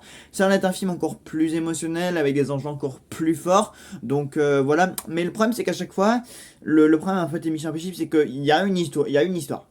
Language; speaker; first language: French; native; French